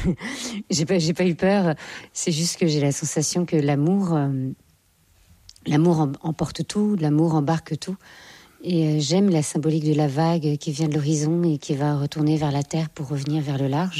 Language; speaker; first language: French; native; French